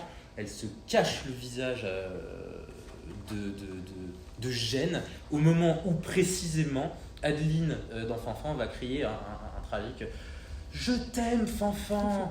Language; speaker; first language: French; native; French